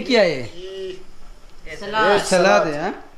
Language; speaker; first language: Hindi; non-native, learner; Bangla